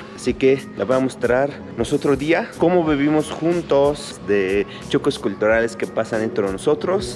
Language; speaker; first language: Spanish; non-native, fluent; Arabic